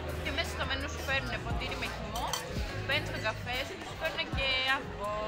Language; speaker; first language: Greek; native; Greek